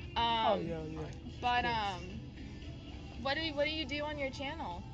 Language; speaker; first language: English; native; English